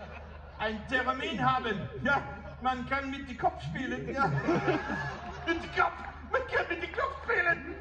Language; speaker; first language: German; non-native, learner; English